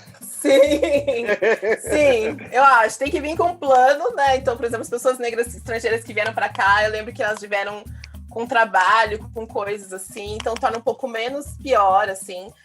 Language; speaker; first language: Portuguese; native; Portuguese